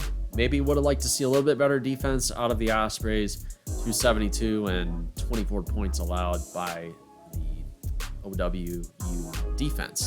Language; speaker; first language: English; native; English